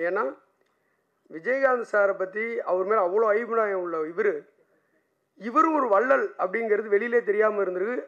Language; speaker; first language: Tamil; native; Tamil